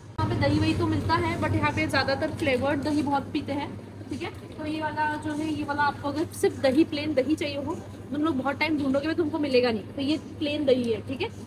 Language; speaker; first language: Hindi; non-native, local second language; Marathi